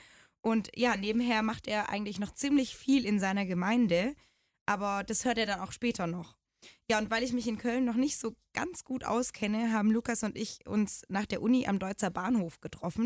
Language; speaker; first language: German; native; German